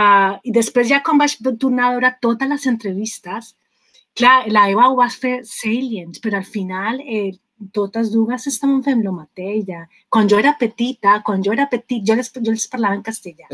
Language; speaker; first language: Catalan; non-native, fluent; Spanish